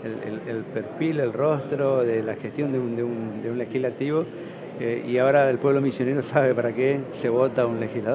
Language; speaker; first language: Spanish; native; Spanish